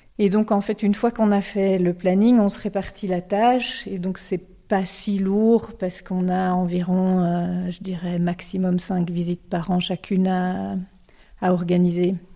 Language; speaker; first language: French; native; French